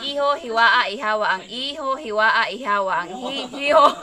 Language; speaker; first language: Cebuano; native; Cebuano